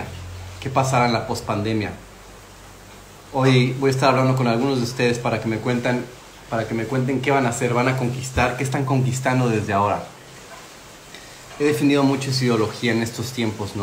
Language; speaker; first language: Spanish; native; Spanish